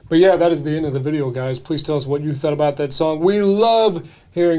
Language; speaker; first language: English; native; English